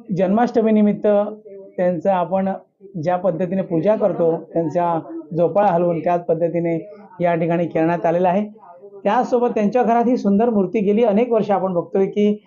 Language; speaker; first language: Marathi; non-native, local second language; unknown